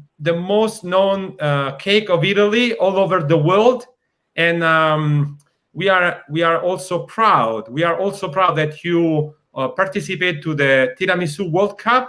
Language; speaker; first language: English; non-native, learner; Italian